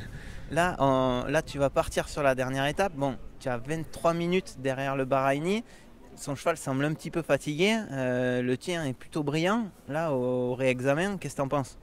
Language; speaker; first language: French; native; French